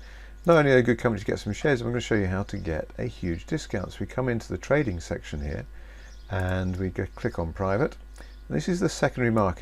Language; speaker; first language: English; native; English